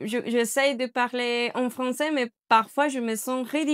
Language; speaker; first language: French; non-native, learner; Spanish